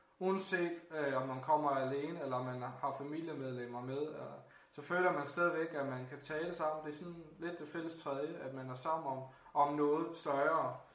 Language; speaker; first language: Danish; native; Danish